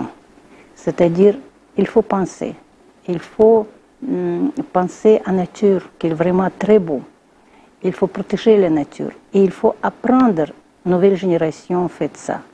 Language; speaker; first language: French; non-native, learner; Russian